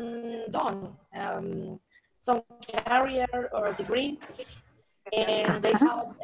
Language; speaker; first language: English; non-native, learner; Spanish